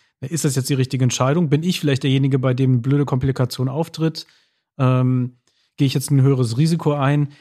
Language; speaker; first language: German; native; German